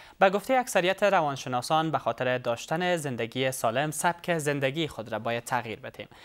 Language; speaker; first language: Persian; native; Persian